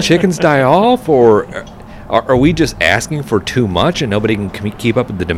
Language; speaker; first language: English; native; English